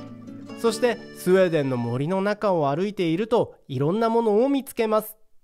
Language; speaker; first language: Japanese; native; Japanese